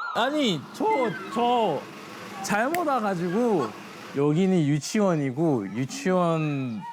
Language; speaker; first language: Korean; non-native, fluent; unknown